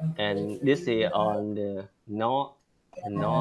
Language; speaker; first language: English; non-native, learner; Vietnamese